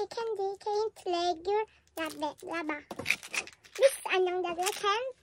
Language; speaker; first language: English; non-native, learner; Korean